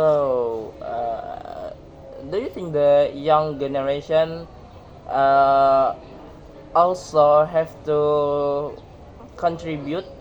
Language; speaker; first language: English; non-native, learner; Indonesian